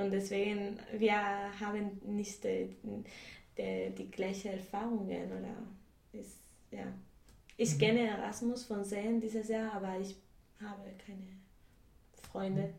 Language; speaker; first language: German; non-native, fluent; Spanish